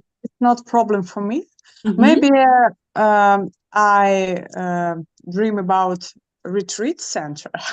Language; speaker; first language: English; non-native, learner; Russian